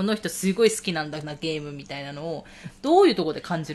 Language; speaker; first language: Japanese; native; Japanese